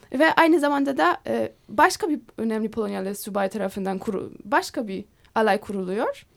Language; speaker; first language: Turkish; non-native, fluent; Polish